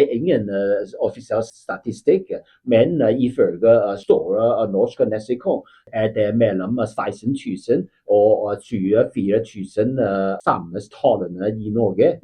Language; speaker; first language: Danish; non-native, learner; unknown